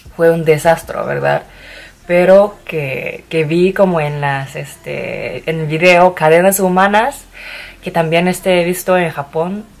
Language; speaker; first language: Spanish; non-native, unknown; Japanese